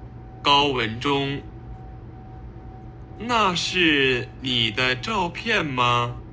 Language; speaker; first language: Chinese; non-native, fluent; English